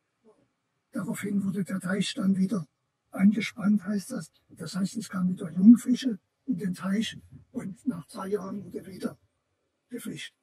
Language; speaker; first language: German; native; German